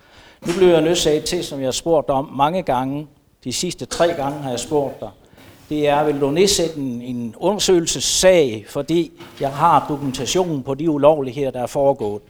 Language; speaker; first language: Danish; native; Danish